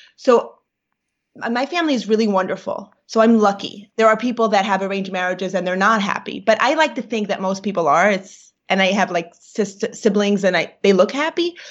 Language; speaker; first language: English; native; English